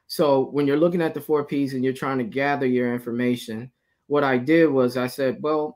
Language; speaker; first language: English; native; English